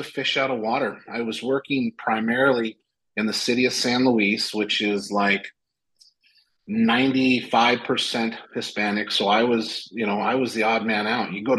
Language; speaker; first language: English; native; English